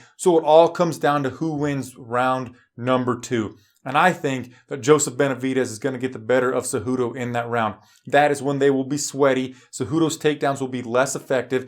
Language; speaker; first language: English; native; English